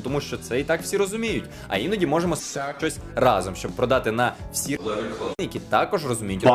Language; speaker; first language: Ukrainian; native; Ukrainian